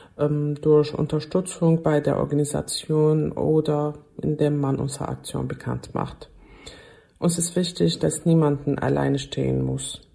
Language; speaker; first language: German; non-native, fluent; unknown